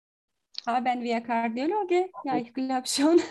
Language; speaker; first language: German; non-native, learner; Turkish